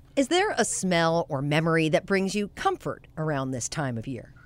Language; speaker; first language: English; native; English